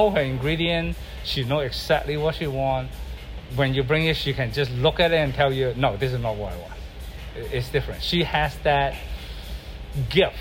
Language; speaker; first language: English; non-native, local second language; Cantonese